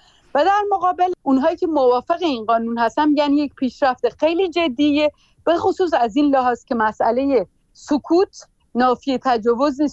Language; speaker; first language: Persian; native; Persian